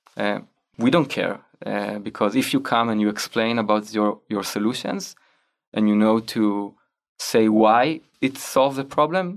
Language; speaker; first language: English; non-native, fluent; Hebrew